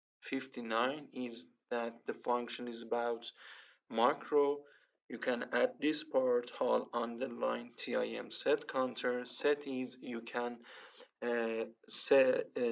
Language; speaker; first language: English; non-native, learner; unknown